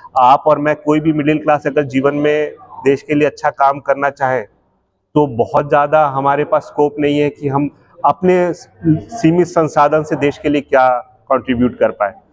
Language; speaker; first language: Hindi; native; Hindi